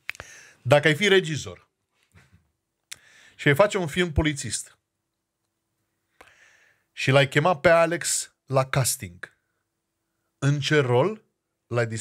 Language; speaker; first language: Romanian; native; Romanian